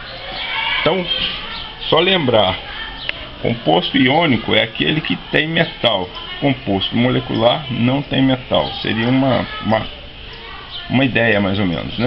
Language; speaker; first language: Portuguese; native; Portuguese